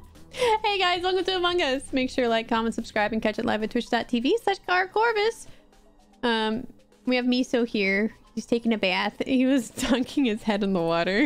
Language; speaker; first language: English; native; English